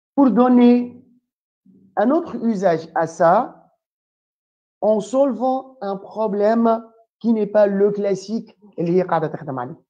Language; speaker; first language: French; non-native, local second language; Arabic